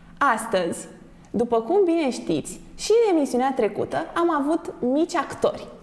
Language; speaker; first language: Romanian; native; Romanian